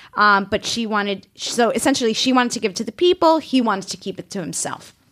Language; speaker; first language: English; non-native, fluent; Spanish